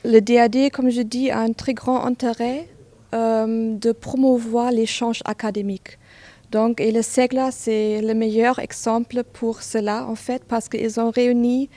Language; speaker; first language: French; non-native, fluent; German